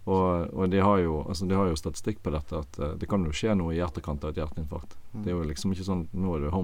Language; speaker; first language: Norwegian; native; Norwegian